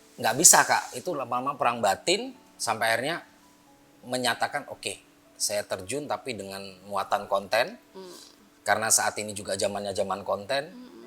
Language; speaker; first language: Indonesian; native; Indonesian